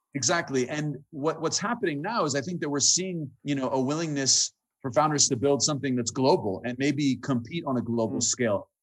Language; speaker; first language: English; native; English